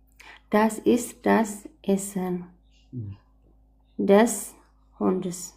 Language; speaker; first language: German; non-native, learner; Amharic